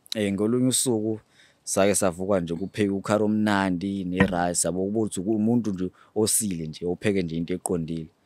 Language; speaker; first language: Zulu; native; Zulu